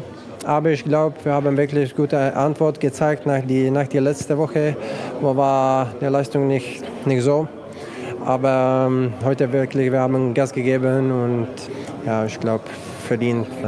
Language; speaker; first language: German; non-native, learner; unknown